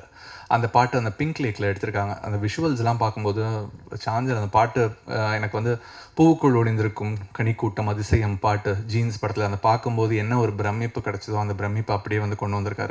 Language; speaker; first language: Tamil; native; Tamil